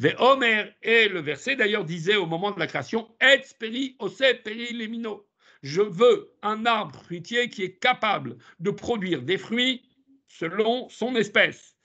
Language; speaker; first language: French; native; French